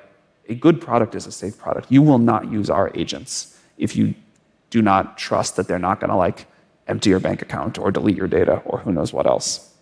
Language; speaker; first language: English; native; English